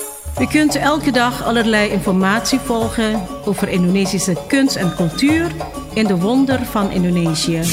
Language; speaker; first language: Dutch; non-native, fluent; Indonesian